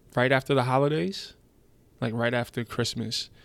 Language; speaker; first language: English; early bilingual, other home language; German